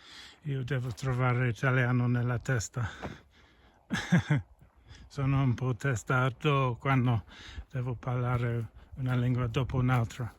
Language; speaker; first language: Italian; non-native, fluent; English